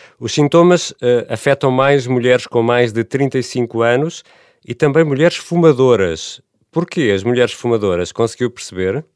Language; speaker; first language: Spanish; non-native, learner; Portuguese